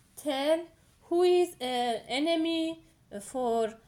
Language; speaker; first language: English; non-native, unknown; Persian